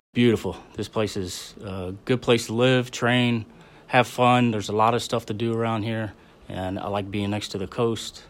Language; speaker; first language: English; native; English